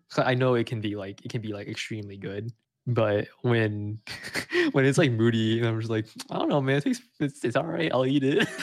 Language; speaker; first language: English; early bilingual, other home language; Vietnamese